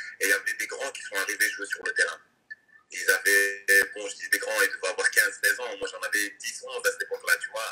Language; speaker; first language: French; native; French